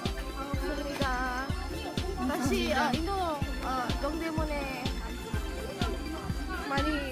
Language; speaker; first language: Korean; non-native, learner; Indonesian